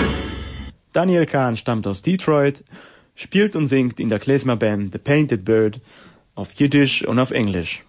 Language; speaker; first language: German; non-native, fluent; Hebrew